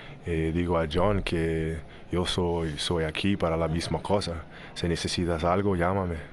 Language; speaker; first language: Spanish; non-native, learner; English